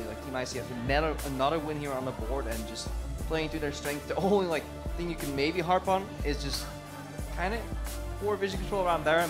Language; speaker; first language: English; native; English